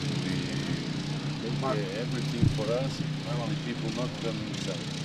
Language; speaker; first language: English; non-native, learner; Portuguese